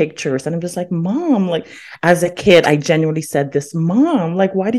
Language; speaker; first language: English; non-native, local second language; German